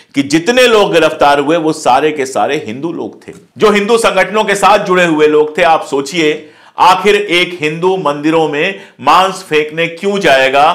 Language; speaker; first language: Hindi; native; Hindi